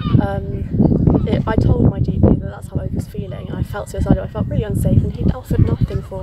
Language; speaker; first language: English; native; English